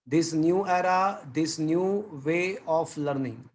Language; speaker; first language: English; non-native, local second language; Gujarati